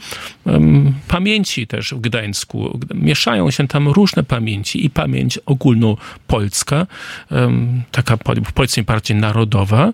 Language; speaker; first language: Polish; non-native, fluent; German